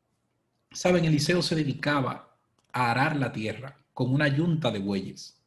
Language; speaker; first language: Spanish; native; Spanish